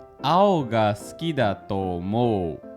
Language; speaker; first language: Japanese; non-native, fluent; English